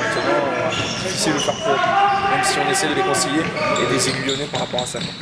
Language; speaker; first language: French; native; French